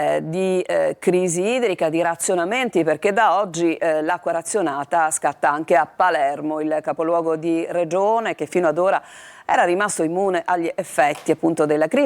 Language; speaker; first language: Italian; native; Italian